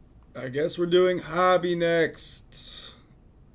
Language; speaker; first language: English; native; English